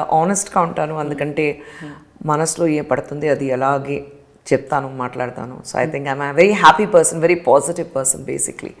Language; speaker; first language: Telugu; non-native, fluent; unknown